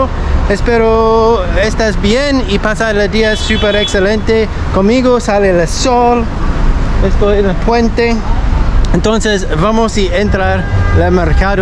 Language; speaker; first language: Spanish; non-native, learner; English